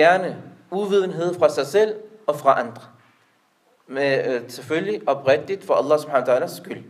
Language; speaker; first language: Danish; non-native, local second language; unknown